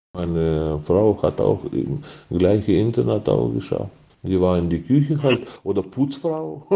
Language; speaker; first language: German; non-native, fluent; Russian